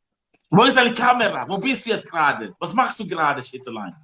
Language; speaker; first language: German; non-native, learner; Swahili